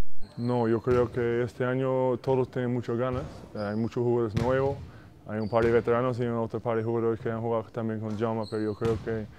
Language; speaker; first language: Spanish; non-native, fluent; English